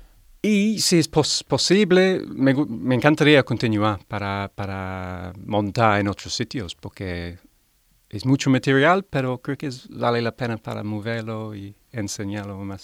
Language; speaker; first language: Spanish; non-native, learner; English